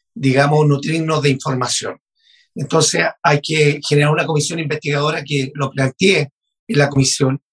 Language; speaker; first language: Spanish; native; Spanish